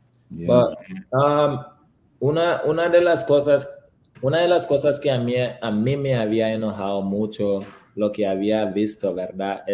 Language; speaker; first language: Spanish; early bilingual, heritage; Spanish